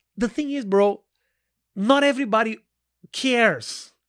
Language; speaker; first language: English; non-native, fluent; Portuguese